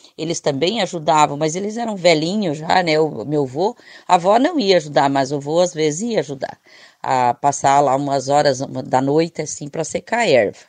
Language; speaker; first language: Portuguese; native; Portuguese